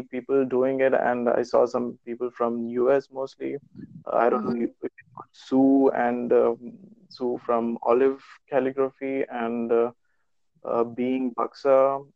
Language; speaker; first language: English; non-native, local second language; Urdu